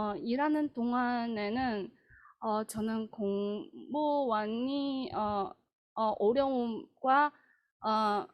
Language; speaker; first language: Korean; non-native, fluent; Chinese